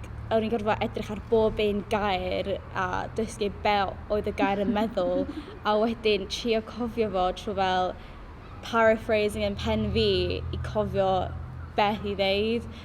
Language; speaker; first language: Welsh; non-native, local second language; English